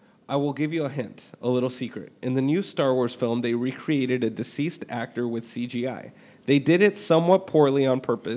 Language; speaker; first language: English; native; English